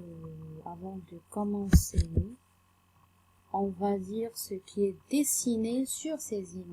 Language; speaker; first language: French; non-native, local second language; Arabic